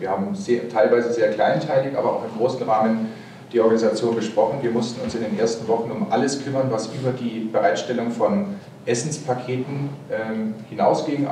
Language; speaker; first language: German; native; German